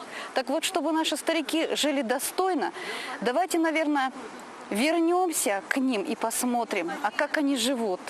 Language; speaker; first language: Russian; native; Russian